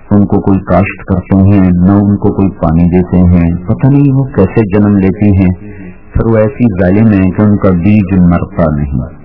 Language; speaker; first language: Urdu; non-native, local second language; Punjabi